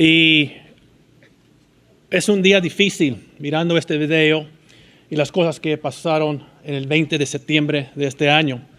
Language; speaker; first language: Spanish; early bilingual, heritage; Spanish